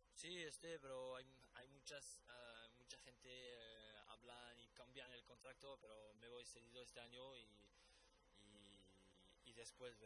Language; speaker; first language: Spanish; non-native, fluent; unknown